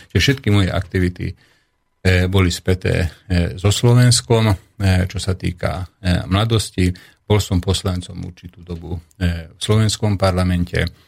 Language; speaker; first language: Slovak; non-native, local second language; Hungarian